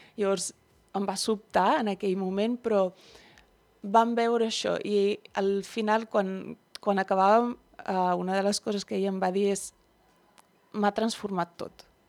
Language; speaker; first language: Catalan; early bilingual, other home language; Dutch